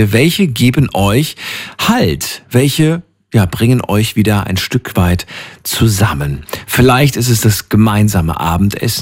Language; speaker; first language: German; native; German